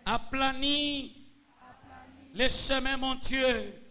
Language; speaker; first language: French; non-native, local second language; Swahili